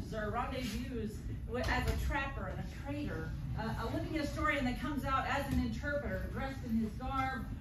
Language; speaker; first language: English; native; English